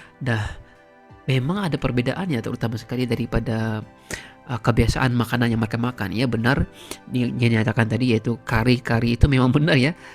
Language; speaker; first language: Malay; native; Malay